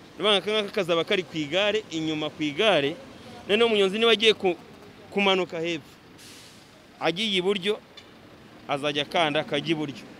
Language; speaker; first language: Kinyarwanda; native; Kinyarwanda